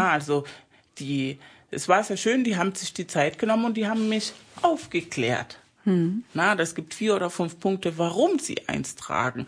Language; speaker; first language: German; early bilingual, other home language; Spanish